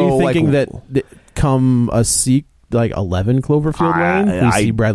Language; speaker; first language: English; native; English